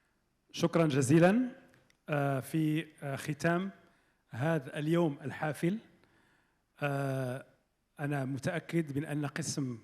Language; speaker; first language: Arabic; native; Arabic